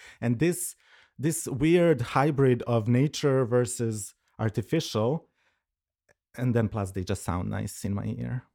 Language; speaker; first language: English; non-native, fluent; Serbian